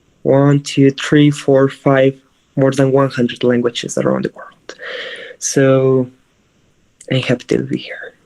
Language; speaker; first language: English; non-native, fluent; Spanish